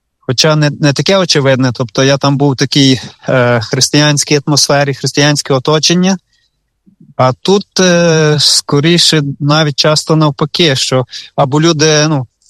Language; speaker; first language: Ukrainian; native; Ukrainian